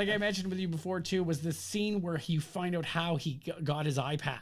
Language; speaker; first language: English; native; English